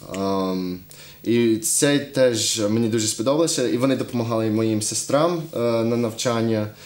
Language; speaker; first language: Ukrainian; non-native, fluent; English